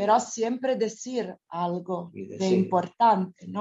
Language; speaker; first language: Spanish; non-native, fluent; Italian